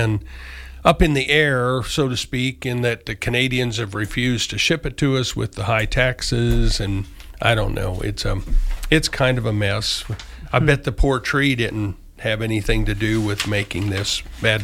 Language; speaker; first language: English; native; English